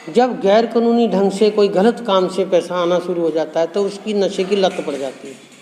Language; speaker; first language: Hindi; non-native, local second language; Punjabi